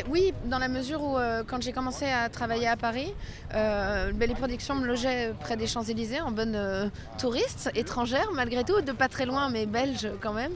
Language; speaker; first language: French; native; French